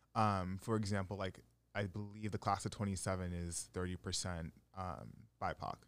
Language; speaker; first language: English; native; English